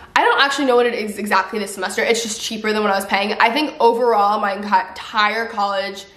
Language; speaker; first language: English; native; English